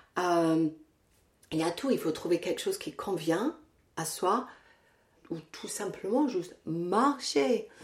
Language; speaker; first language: French; non-native, fluent; English